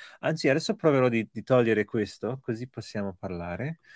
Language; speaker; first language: Italian; early bilingual, other home language; English